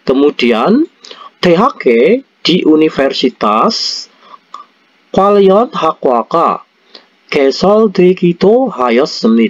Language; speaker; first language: Korean; non-native, fluent; Indonesian